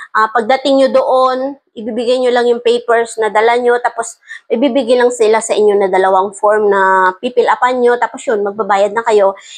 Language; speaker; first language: Filipino; native; Filipino